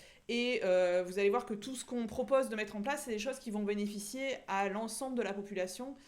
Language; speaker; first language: French; native; French